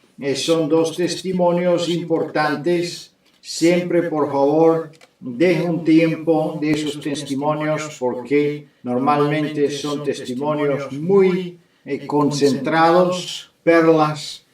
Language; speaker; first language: Spanish; non-native, fluent; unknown